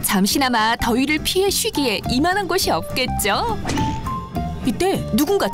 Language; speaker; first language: Korean; native; Korean